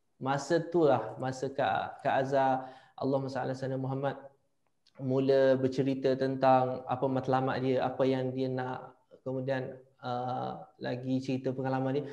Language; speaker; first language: Malay; native; Malay